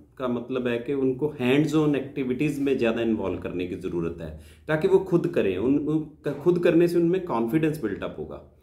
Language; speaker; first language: Hindi; non-native, local second language; Punjabi